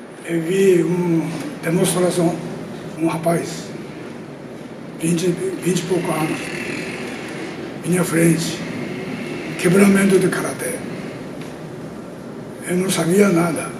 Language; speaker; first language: Portuguese; non-native, learner; Japanese